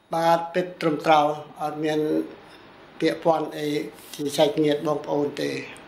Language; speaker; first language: Khmer; native; Khmer